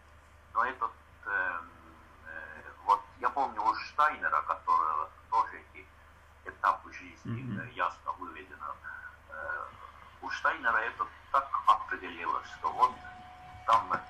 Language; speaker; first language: Russian; non-native, fluent; Estonian